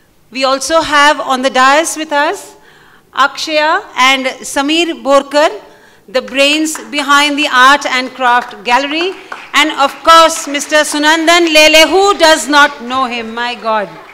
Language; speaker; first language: English; non-native, local second language; Marathi